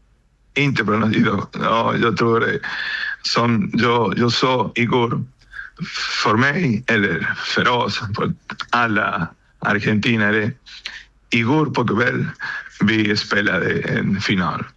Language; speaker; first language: Swedish; non-native, learner; Spanish